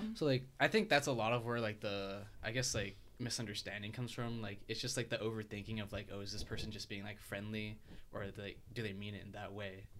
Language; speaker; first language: English; non-native, local second language; Cantonese